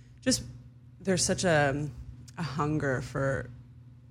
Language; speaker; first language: English; early bilingual, other home language; Hebrew